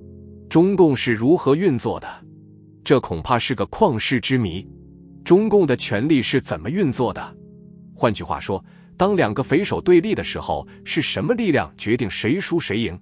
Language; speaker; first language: Chinese; native; Chinese